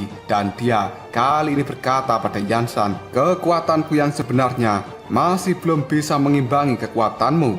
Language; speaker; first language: Indonesian; native; Indonesian